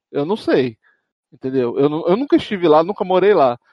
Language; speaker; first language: Portuguese; native; Portuguese